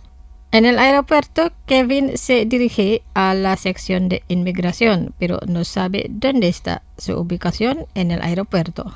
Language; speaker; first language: Spanish; non-native, fluent; Indonesian